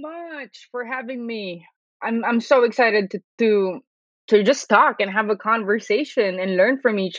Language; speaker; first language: English; non-native, local second language; Filipino